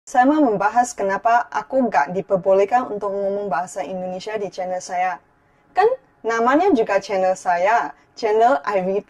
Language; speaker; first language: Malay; non-native, fluent; Chinese